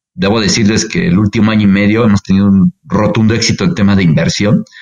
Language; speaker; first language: Spanish; native; Spanish